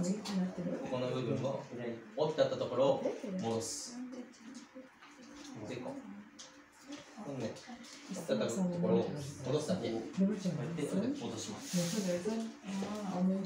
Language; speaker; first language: Japanese; native; Japanese